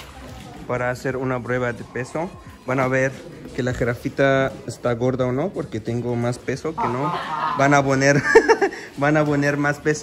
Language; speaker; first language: Spanish; non-native, fluent; Arabic